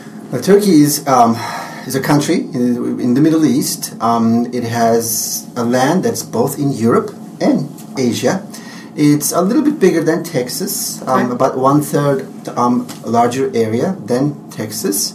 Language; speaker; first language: English; non-native, fluent; Turkish